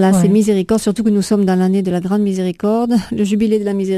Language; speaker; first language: French; native; French